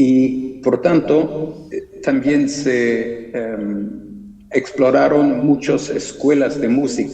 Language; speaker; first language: Spanish; early bilingual, heritage; German